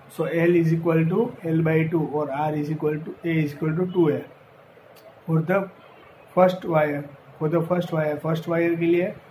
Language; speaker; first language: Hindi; non-native, local second language; Gujarati